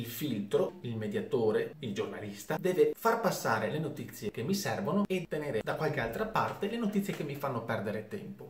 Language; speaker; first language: Italian; native; Italian